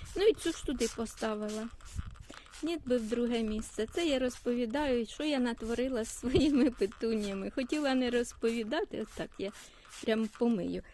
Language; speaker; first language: Ukrainian; non-native, local second language; Russian